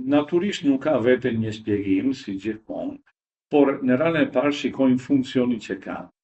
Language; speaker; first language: Albanian; non-native, fluent; Italian